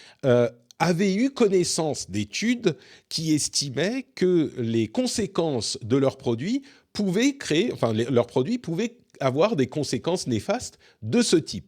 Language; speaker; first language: French; native; French